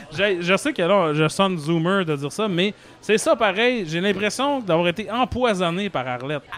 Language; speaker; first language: French; native; French